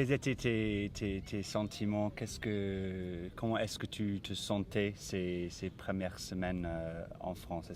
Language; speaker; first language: French; non-native, fluent; English